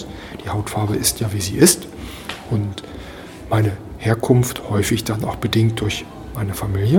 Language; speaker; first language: German; native; German